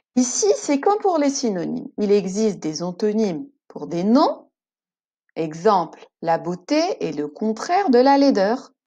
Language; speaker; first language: French; non-native, local second language; Arabic